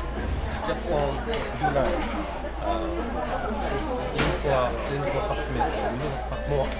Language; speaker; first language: French; non-native, learner; Japanese